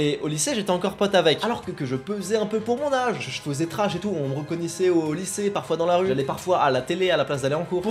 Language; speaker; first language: French; native; French